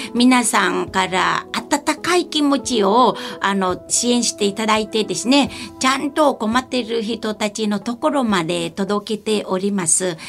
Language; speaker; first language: Japanese; non-native, fluent; Vietnamese